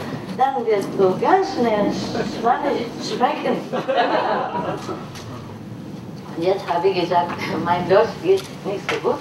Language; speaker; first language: German; non-native, learner; Vietnamese